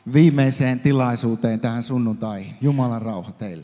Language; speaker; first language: Finnish; native; Finnish